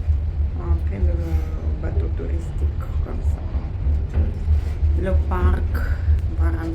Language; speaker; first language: French; non-native, fluent; Russian